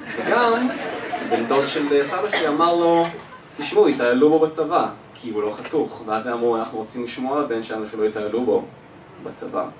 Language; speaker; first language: Hebrew; early bilingual, other home language; Russian